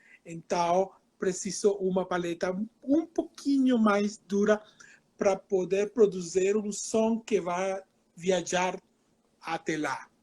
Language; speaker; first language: Portuguese; non-native, fluent; Spanish